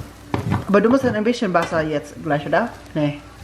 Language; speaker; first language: German; non-native, learner; Filipino